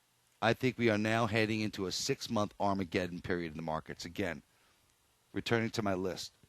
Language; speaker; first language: English; native; English